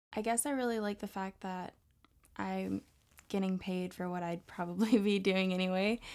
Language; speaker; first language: English; native; English